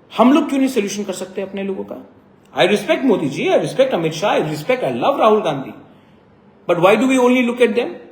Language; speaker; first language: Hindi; non-native, local second language; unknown